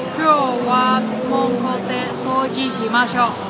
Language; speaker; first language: Japanese; non-native, learner; Cantonese